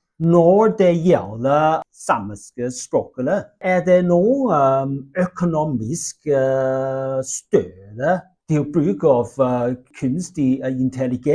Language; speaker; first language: Norwegian; non-native, learner; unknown